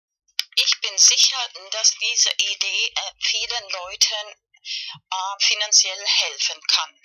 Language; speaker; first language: German; non-native, fluent; Spanish